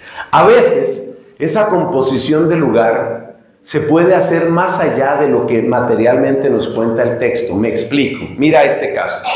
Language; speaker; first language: Spanish; native; Spanish